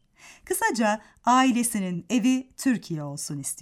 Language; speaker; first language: Turkish; native; Turkish